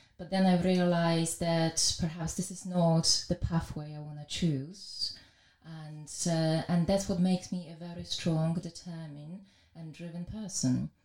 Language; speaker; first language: English; non-native, fluent; Polish